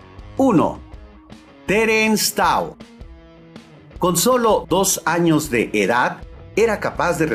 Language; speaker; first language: Spanish; native; Spanish